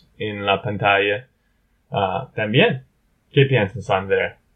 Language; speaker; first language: Spanish; non-native, learner; English